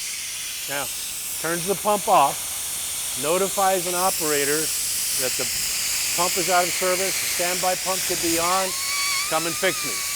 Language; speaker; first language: English; native; English